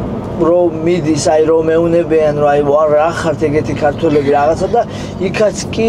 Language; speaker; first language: Georgian; native; Georgian